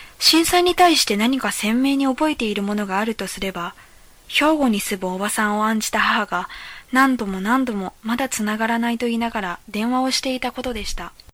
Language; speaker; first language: Japanese; native; Japanese